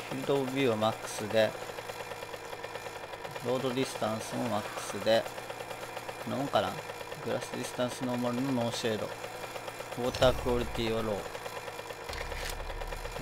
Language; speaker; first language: Japanese; native; Japanese